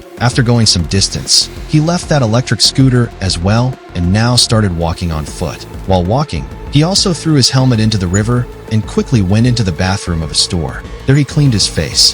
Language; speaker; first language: English; non-native, local second language; Hindi